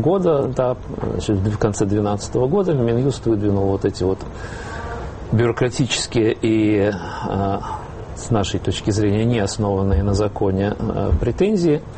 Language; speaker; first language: Russian; native; Russian